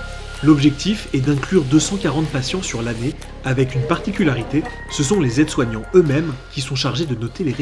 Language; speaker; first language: French; native; French